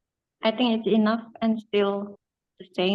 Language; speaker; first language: English; non-native, fluent; Indonesian